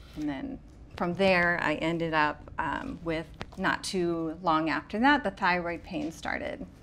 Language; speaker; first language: English; native; English